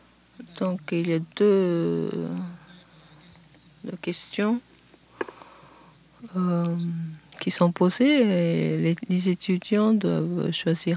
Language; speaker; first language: French; non-native, fluent; Japanese